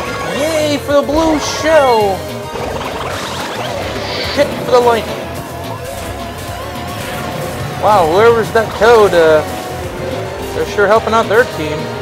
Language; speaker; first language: English; native; English